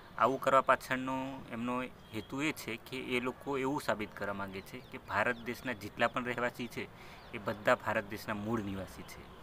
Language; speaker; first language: Gujarati; non-native, local second language; Rathawi